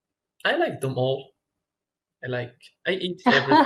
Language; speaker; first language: English; non-native, fluent; Arabic